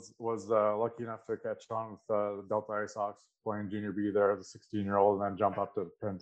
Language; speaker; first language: English; native; English